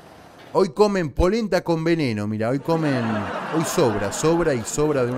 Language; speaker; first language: Spanish; native; Spanish